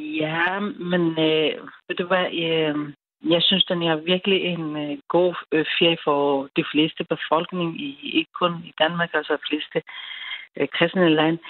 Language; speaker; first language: Danish; non-native, learner; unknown